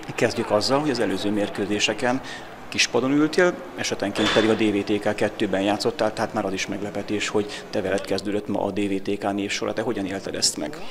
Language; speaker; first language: Hungarian; native; Hungarian